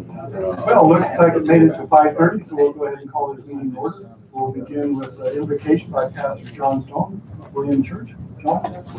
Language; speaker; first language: English; native; English